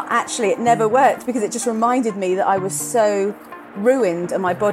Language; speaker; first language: English; native; English